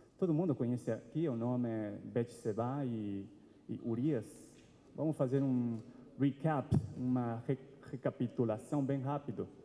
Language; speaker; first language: Portuguese; non-native, fluent; Spanish